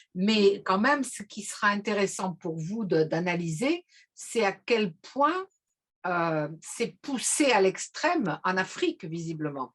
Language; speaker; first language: French; native; French